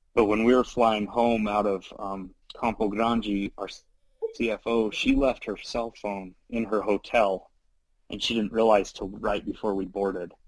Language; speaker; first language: English; native; English